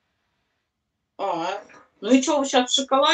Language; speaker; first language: Russian; native; Russian